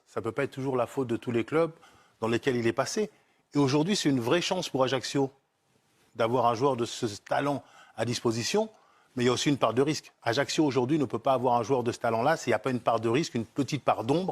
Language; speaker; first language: French; native; French